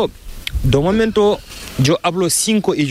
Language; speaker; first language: Spanish; non-native, learner; Fula